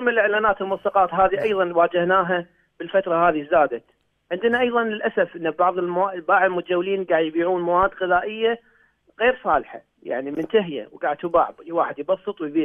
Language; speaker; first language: Arabic; native; Arabic